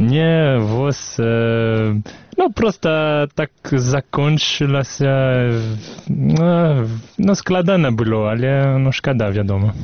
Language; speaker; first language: Belarusian; non-native, fluent; French